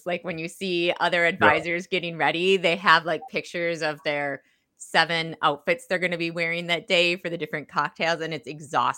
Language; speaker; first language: English; native; English